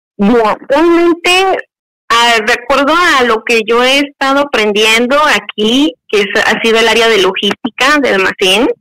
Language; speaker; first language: Spanish; native; Spanish